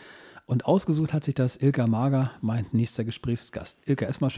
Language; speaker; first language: German; native; German